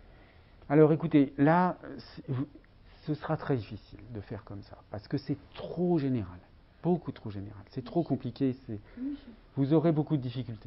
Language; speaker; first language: French; native; French